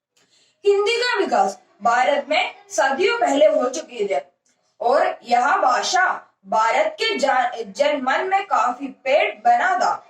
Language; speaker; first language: Hindi; non-native, local second language; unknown